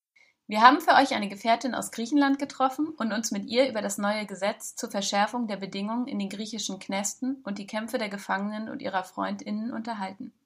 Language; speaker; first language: German; native; German